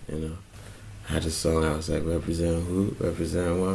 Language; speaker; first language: English; non-native, local second language; Akan